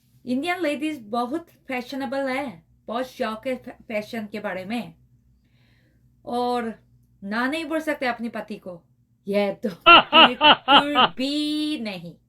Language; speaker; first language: Hindi; non-native, learner; Korean